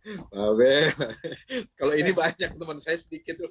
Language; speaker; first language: Indonesian; native; Indonesian